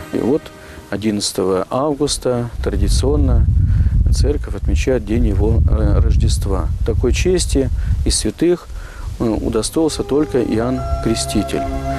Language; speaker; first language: Russian; native; Russian